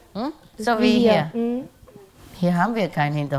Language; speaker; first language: German; non-native, learner; Vietnamese